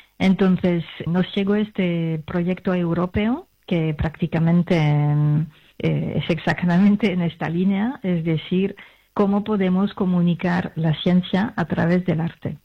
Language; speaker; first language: Spanish; non-native, fluent; French